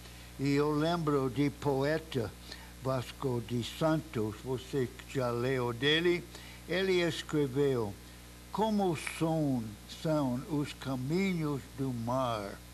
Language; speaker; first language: Portuguese; non-native, fluent; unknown